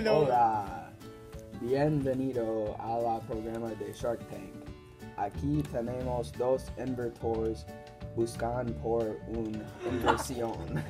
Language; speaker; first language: Spanish; non-native, learner; English